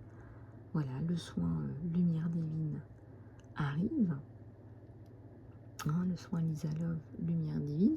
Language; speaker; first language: French; native; French